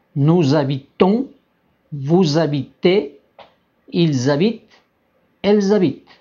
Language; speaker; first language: French; non-native, fluent; Spanish